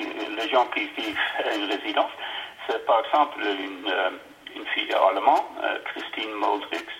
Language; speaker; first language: French; non-native, learner; Dutch